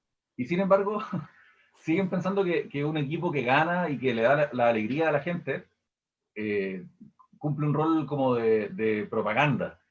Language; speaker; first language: Spanish; native; Spanish